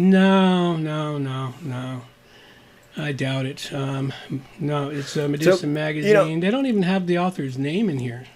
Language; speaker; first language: English; native; English